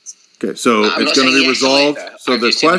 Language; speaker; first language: English; native; English